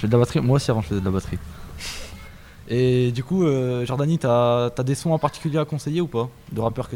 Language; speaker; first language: French; native; French